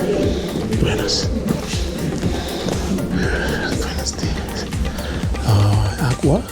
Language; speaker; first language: Spanish; non-native, learner; Haitian Creole